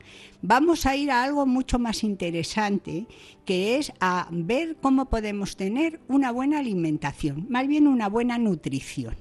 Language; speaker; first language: Spanish; native; Spanish